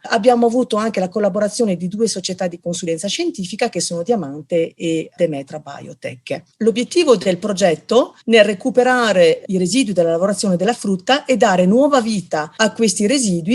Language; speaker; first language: Italian; native; Italian